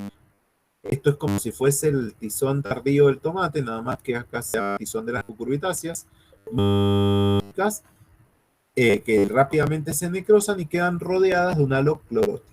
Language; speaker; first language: Spanish; native; Spanish